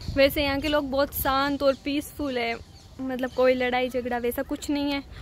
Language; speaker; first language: Hindi; native; Hindi